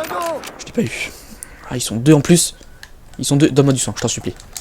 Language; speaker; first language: French; native; French